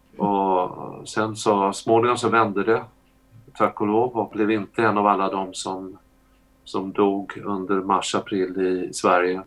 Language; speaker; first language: Swedish; native; Swedish